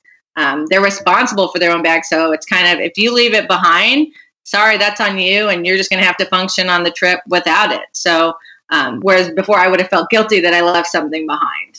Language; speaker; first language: English; native; English